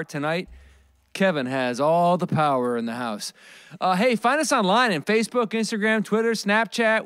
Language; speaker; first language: English; native; English